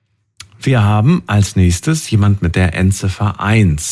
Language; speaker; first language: German; native; German